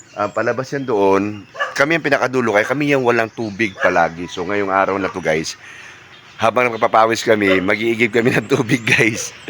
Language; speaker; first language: Filipino; non-native, local second language; Cebuano